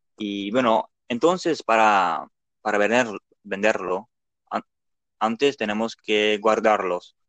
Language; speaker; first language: Spanish; non-native, learner; Dutch